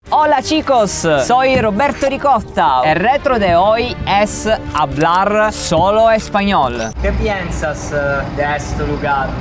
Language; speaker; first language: Spanish; non-native, learner; Italian